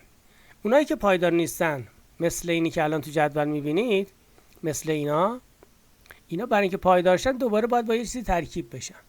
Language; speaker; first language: Persian; native; Persian